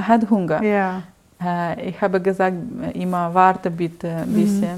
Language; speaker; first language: German; non-native, learner; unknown